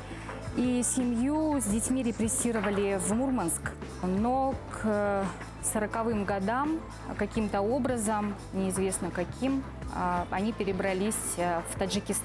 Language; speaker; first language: Russian; native; Russian